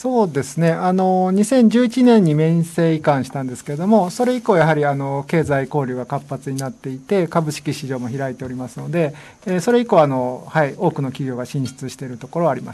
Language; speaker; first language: Japanese; native; Japanese